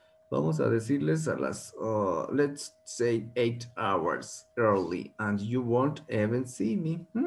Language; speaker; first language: English; non-native, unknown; Spanish